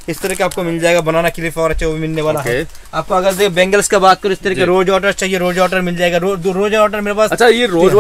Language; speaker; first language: Hindi; non-native, local second language; Bangla